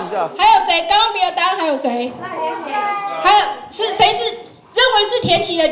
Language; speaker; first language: Chinese; native; Chinese